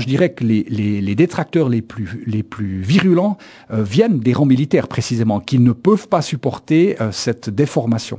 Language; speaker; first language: French; native; French